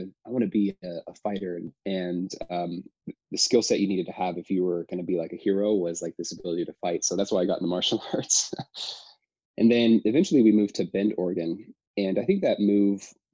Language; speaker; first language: English; native; English